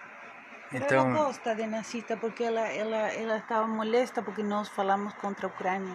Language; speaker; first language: Portuguese; non-native, learner; Spanish